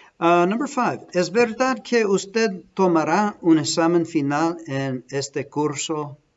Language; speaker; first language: Spanish; non-native, fluent; English